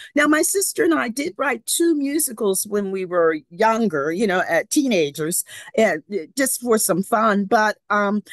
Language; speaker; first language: English; native; English